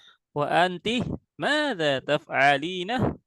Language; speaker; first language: Arabic; non-native, fluent; Indonesian